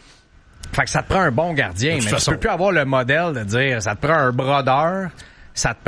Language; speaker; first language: French; native; French